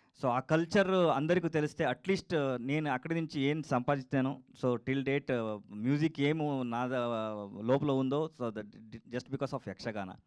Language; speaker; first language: Telugu; non-native, learner; Kannada